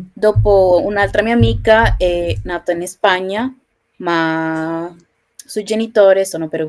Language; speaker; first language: Italian; non-native, learner; Spanish